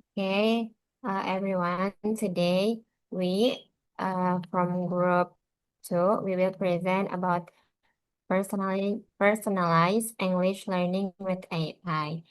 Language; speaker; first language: English; non-native, learner; Indonesian